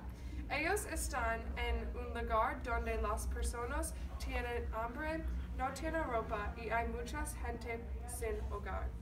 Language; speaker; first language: Spanish; non-native, learner; English